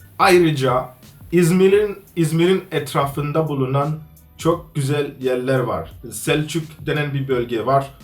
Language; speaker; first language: Turkish; non-native, fluent; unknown